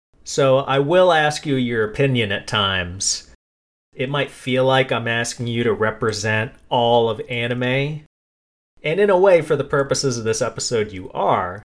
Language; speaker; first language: English; native; English